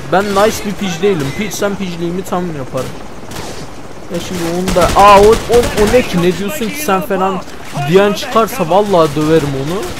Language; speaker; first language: Turkish; native; Turkish